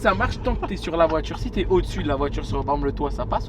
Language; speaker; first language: French; native; French